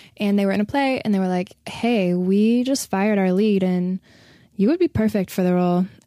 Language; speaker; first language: English; native; English